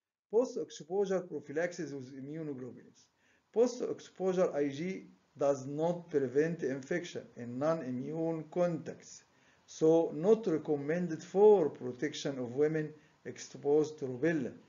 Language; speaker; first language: English; non-native, fluent; Arabic